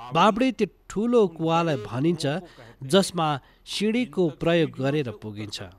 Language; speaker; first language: Nepali; native; Nepali